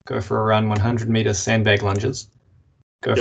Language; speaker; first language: English; native; English